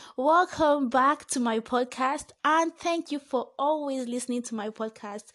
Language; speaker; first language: English; non-native, local second language; Igbo